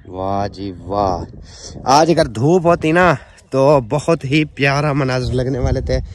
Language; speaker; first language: Urdu; non-native, local second language; Saraiki